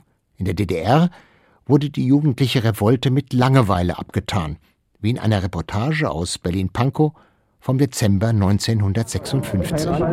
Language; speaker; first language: German; native; German